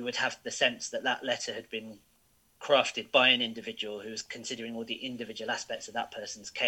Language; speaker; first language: English; native; English